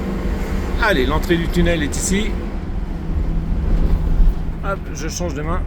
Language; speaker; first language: French; native; French